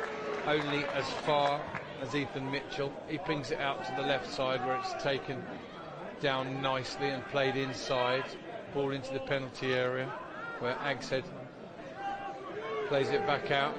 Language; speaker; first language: English; native; English